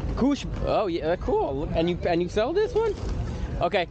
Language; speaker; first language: English; native; English